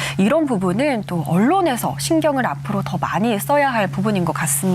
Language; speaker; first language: Korean; native; Korean